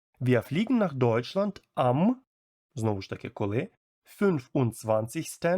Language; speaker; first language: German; non-native, fluent; Ukrainian